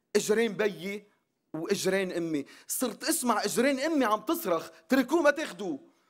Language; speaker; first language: Arabic; non-native, local second language; Armenian